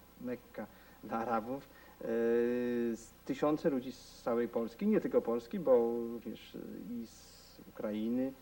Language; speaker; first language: Polish; non-native, local second language; Rusyn